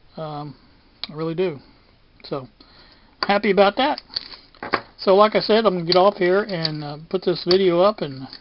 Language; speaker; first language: English; native; English